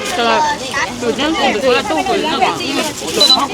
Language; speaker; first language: Chinese; native; Chinese